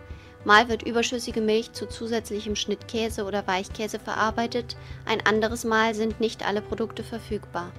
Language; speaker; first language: German; native; German